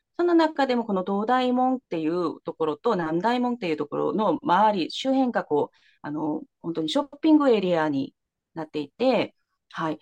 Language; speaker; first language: Japanese; non-native, fluent; Korean